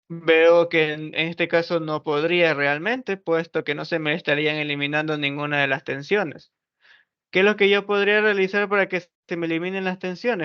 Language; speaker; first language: Spanish; native; Spanish